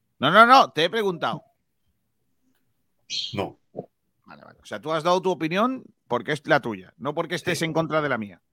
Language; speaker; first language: Spanish; native; Spanish